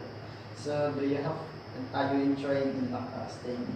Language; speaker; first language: English; non-native, learner; Lao